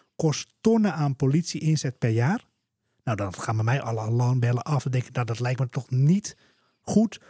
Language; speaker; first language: Dutch; native; Dutch